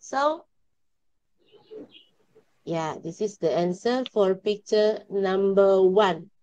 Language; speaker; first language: English; non-native, learner; Indonesian